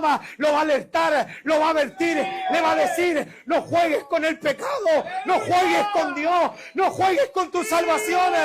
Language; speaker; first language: Spanish; native; Spanish